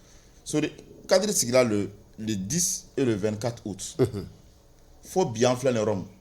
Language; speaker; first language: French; non-native, local second language; Bambara